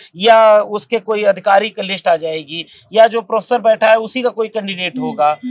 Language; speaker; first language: Hindi; native; Hindi